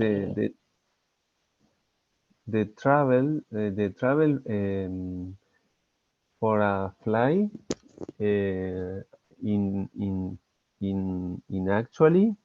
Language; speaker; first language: English; non-native, learner; Spanish